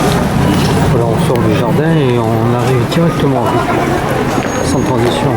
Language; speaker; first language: French; native; French